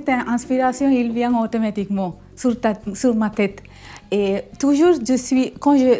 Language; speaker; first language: French; non-native, learner; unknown